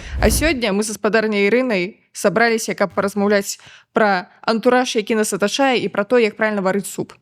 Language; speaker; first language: Belarusian; native; Belarusian